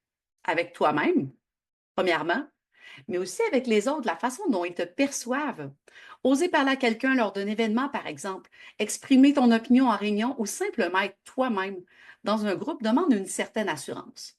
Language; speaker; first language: French; native; French